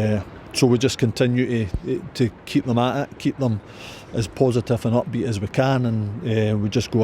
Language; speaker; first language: English; native; English